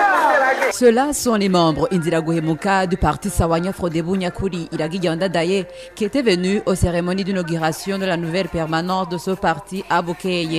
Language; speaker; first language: French; non-native, local second language; Rundi